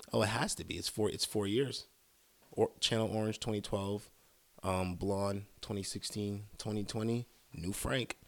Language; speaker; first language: English; early bilingual, other home language; French